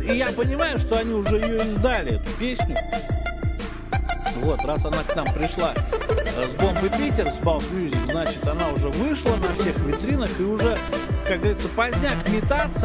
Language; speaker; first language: Russian; native; Russian